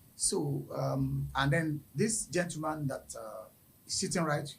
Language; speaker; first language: English; non-native, local second language; Yoruba